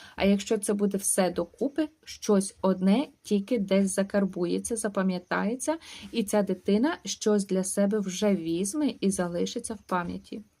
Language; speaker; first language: Ukrainian; native; Ukrainian